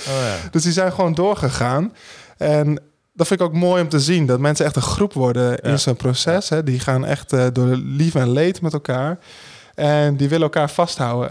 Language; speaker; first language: Dutch; native; Dutch